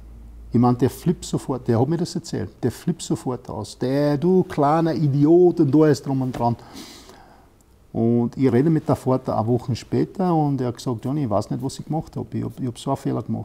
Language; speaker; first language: German; non-native, fluent; English